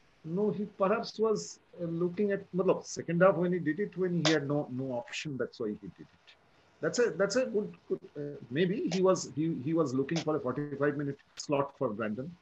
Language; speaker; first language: English; non-native, local second language; Bangla